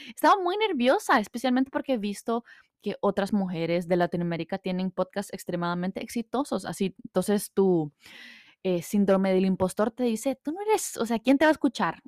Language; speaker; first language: Spanish; early bilingual, heritage; Spanish